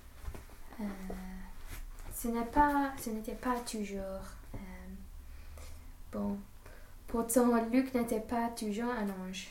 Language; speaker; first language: French; non-native, learner; English